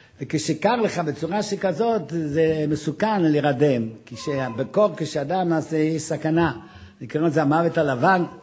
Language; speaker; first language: Hebrew; non-native, fluent; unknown